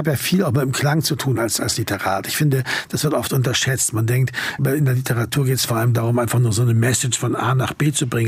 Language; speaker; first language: German; native; German